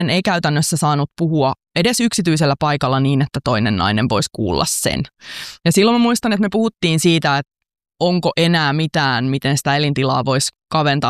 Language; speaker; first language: Finnish; native; Finnish